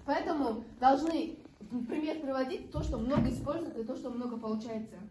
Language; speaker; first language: Russian; non-native, local second language; Kazakh